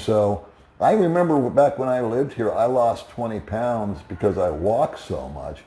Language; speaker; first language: English; native; English